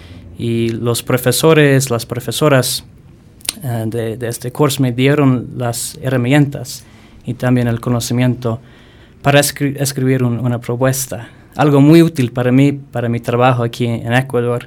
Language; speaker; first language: Spanish; non-native, fluent; English